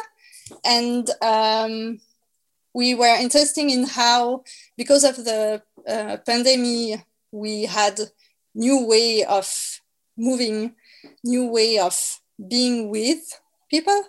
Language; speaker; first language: English; non-native, fluent; French